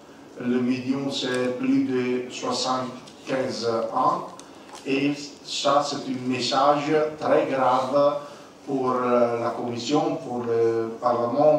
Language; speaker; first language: French; non-native, learner; Italian